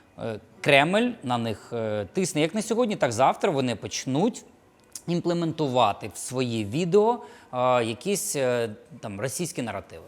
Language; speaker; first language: Ukrainian; non-native, local second language; Russian